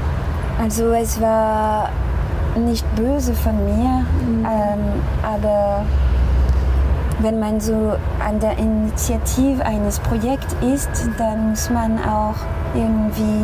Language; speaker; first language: German; non-native, fluent; French